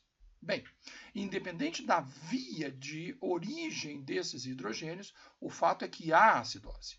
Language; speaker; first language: Portuguese; native; Portuguese